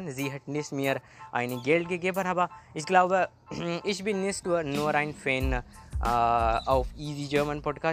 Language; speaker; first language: German; non-native, learner; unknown